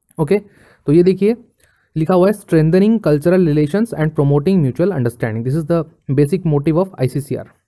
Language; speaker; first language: Hindi; native; Hindi